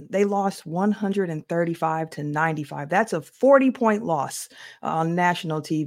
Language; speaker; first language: English; native; English